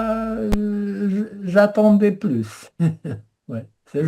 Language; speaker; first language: French; non-native, fluent; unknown